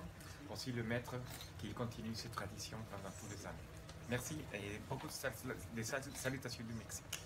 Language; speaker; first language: French; non-native, fluent; Spanish